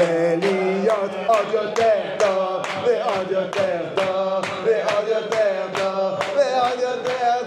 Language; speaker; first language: Hebrew; non-native, fluent; French